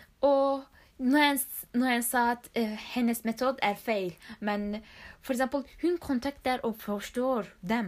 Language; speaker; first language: Norwegian; non-native, learner; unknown